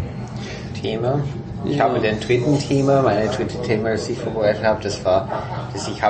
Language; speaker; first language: German; non-native, fluent; English